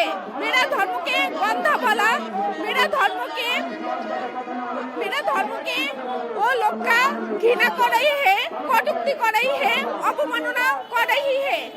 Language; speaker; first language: Hindi; non-native, learner; Bangla